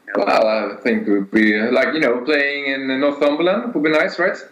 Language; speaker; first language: English; non-native, fluent; Swedish